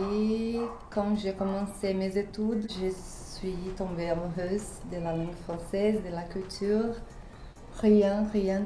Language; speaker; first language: French; non-native, fluent; Portuguese